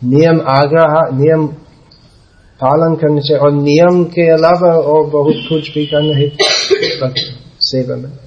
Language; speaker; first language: Hindi; non-native, fluent; English